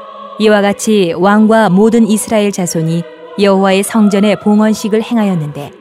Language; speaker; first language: Korean; native; Korean